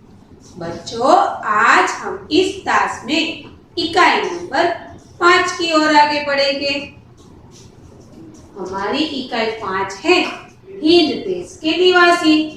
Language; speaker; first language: Hindi; non-native, local second language; Gujarati